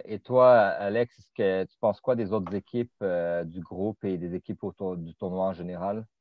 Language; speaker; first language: French; native; French